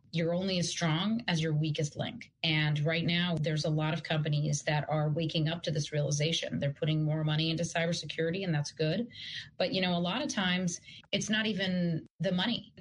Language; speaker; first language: English; non-native, fluent; Russian